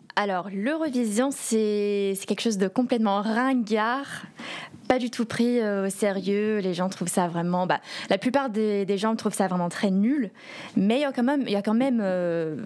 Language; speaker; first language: French; early bilingual, heritage; English